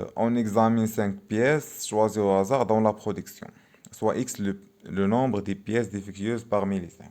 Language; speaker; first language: French; non-native, local second language; Arabic